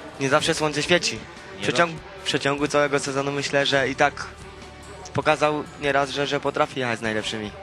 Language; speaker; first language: Polish; native; Polish